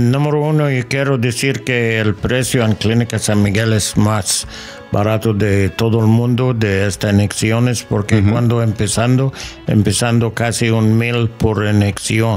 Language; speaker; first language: Spanish; non-native, learner; English